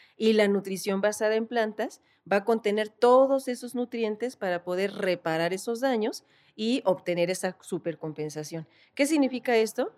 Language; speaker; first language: Spanish; native; Spanish